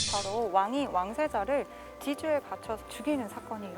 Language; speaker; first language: Korean; native; Korean